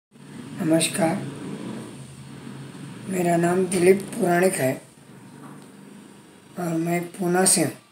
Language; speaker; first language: Hindi; non-native, local second language; Marathi